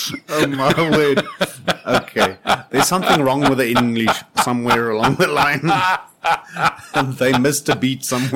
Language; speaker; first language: English; non-native, local second language; Afrikaans